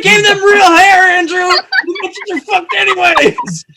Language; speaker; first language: English; native; English